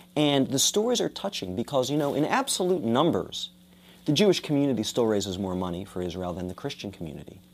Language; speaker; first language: English; native; English